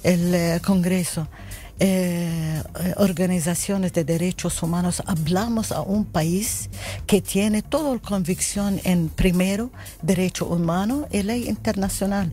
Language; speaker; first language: Spanish; non-native, learner; Arabic